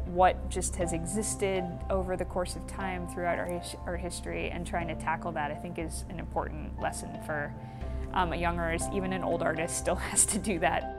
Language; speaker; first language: English; native; English